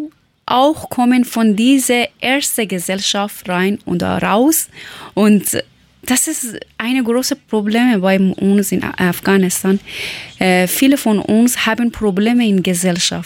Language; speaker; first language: German; non-native, learner; Persian